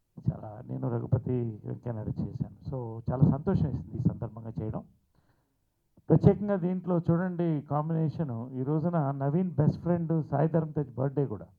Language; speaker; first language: Telugu; native; Telugu